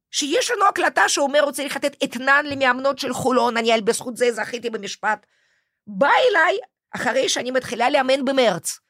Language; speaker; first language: Hebrew; non-native, fluent; Russian